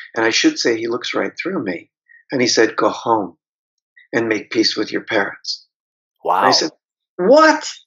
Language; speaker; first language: English; native; English